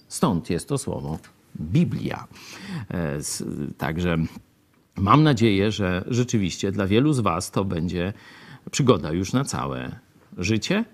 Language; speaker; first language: Polish; native; Polish